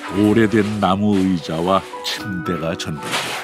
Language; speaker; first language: Korean; native; Korean